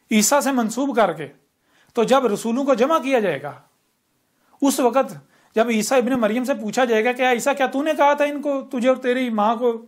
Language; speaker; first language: Urdu; native; Urdu